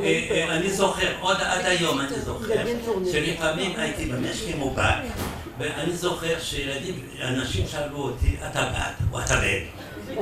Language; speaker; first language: Hebrew; non-native, fluent; French